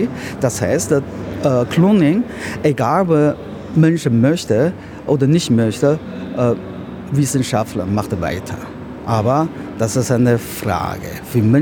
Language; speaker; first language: German; non-native, learner; Chinese